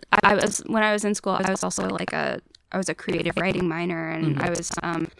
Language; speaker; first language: English; native; English